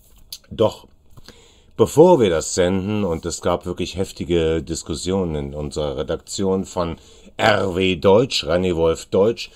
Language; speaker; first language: German; native; German